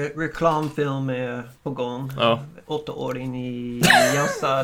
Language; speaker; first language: Swedish; non-native, learner; English